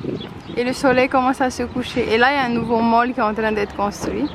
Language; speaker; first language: French; native; French